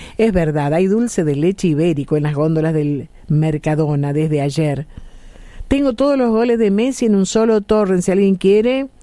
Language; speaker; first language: Spanish; native; Spanish